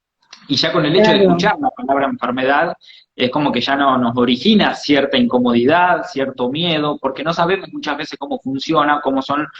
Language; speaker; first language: Spanish; native; Spanish